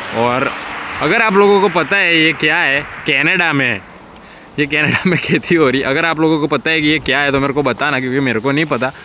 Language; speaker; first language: Hindi; non-native, local second language; Gujarati